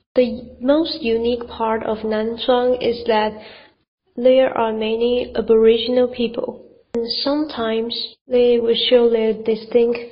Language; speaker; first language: English; non-native, fluent; Chinese